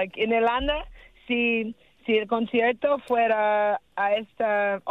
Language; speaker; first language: Spanish; non-native, learner; English